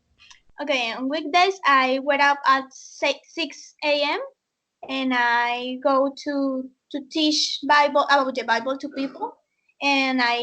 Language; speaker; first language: English; non-native, learner; Spanish